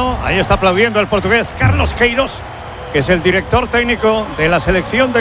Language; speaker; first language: Spanish; native; Spanish